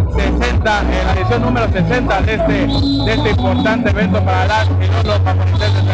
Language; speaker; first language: Spanish; native; Spanish